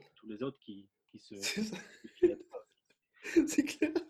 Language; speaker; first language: French; non-native, fluent; German